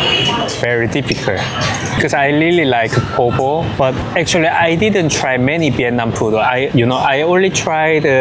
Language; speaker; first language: English; non-native, learner; Korean